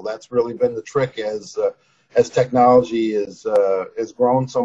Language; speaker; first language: English; native; English